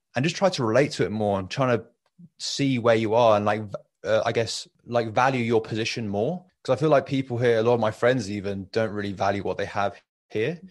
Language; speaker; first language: English; early bilingual, other home language; Persian